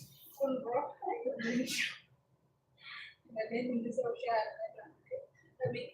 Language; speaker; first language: Arabic; non-native, learner; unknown